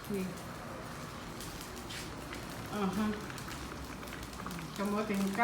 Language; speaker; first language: Spanish; non-native, learner; Filipino